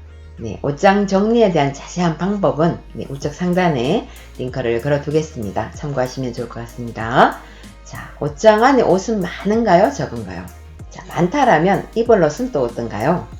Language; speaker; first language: Korean; native; Korean